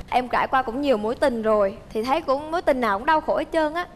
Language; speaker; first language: Vietnamese; early bilingual, heritage; Vietnamese